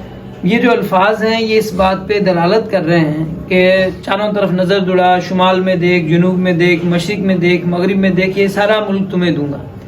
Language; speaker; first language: Urdu; native; Urdu